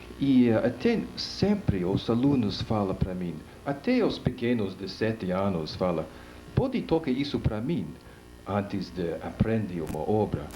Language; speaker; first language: Portuguese; non-native, fluent; English